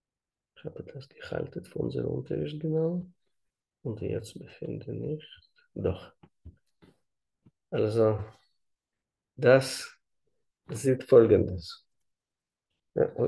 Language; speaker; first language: German; non-native, learner; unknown